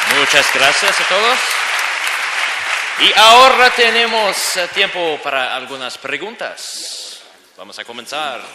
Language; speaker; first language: Spanish; non-native, learner; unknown